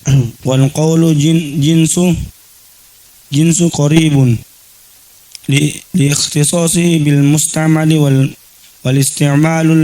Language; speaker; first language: Arabic; non-native, learner; Indonesian